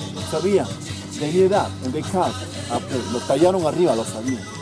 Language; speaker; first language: English; non-native, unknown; Spanish